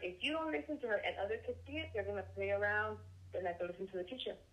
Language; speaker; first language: English; early bilingual, other home language; Spanish